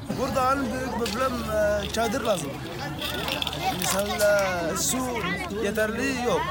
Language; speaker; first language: Turkish; non-native, learner; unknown